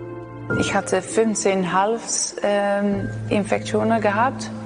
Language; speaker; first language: German; non-native, learner; Dutch